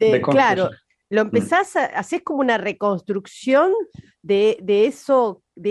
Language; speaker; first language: Spanish; native; Spanish